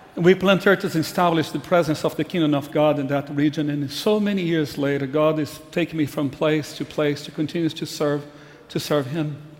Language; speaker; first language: English; non-native, fluent; Portuguese